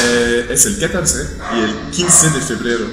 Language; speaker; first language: Spanish; non-native, fluent; French